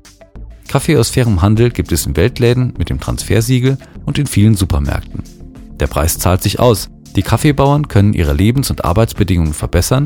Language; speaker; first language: German; native; German